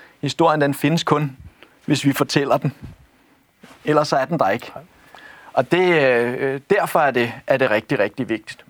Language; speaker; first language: Danish; native; Danish